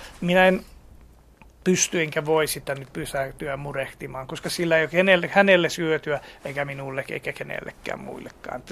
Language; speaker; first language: Finnish; non-native, fluent; Hungarian